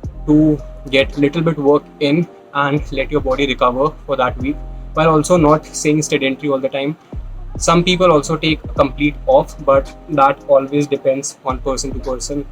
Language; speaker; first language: English; non-native, local second language; Hindi